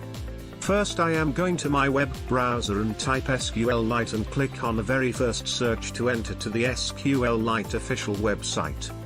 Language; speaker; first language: English; non-native, fluent; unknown